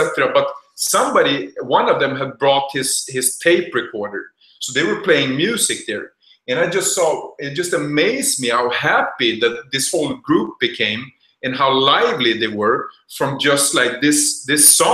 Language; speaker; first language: English; non-native, fluent; Swedish